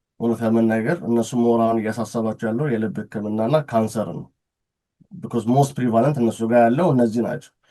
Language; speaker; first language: Amharic; native; Amharic